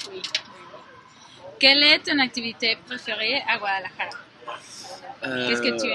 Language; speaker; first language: French; non-native, learner; Spanish